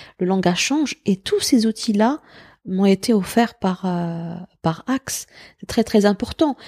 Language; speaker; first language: French; non-native, local second language; Berber languages